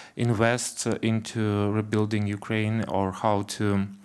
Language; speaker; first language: English; non-native, fluent; Ukrainian